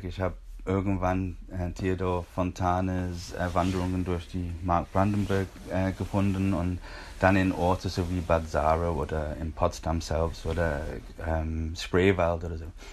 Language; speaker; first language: German; non-native, fluent; English